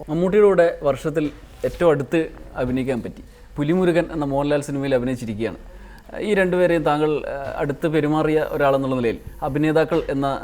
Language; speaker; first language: Malayalam; native; Malayalam